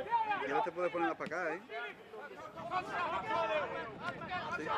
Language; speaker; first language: Spanish; native; Spanish